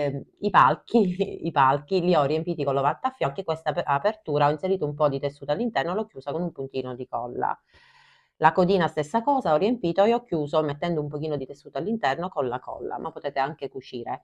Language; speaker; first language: Italian; native; Italian